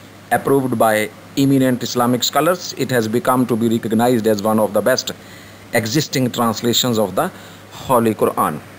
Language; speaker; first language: English; non-native, local second language; Urdu